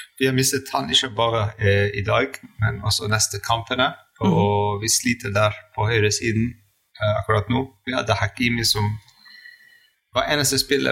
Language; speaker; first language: Norwegian; non-native, fluent; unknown